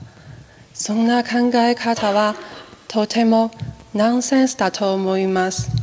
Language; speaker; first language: Japanese; non-native, fluent; Chinese